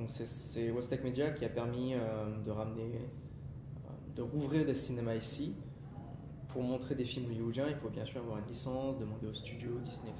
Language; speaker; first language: French; native; French